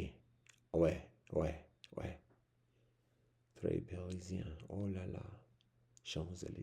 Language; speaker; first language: French; non-native, learner; English